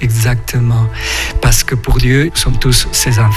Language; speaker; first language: French; non-native, fluent; Spanish